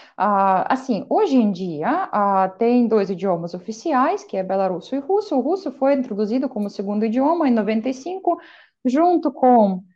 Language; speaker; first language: Portuguese; non-native, fluent; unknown